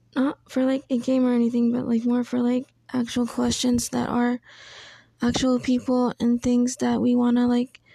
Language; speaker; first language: English; early bilingual, other home language; Spanish